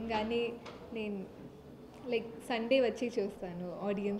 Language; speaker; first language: Telugu; non-native, fluent; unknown